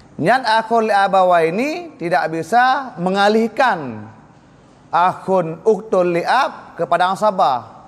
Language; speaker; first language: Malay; non-native, local second language; Achinese